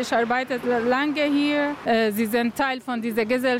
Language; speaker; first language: German; non-native, learner; Arabic